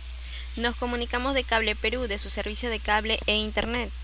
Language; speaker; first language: Spanish; native; Spanish